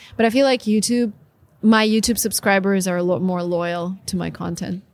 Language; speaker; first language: English; non-native, fluent; Russian